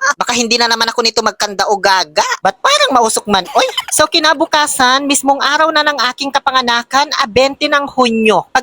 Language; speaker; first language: Filipino; non-native, local second language; Pangasinan